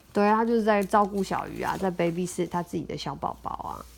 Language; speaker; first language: Chinese; native; Chinese